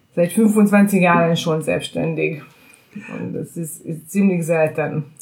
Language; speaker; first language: German; non-native, fluent; Hungarian